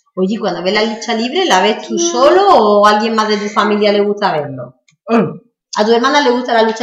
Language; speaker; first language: Spanish; native; Spanish